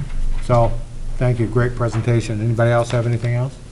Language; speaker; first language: English; native; English